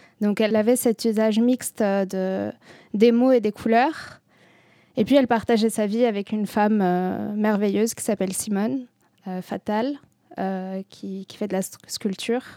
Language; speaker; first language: French; non-native, local second language; Arabic